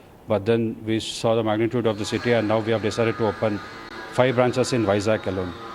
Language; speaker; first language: English; non-native, local second language; Kannada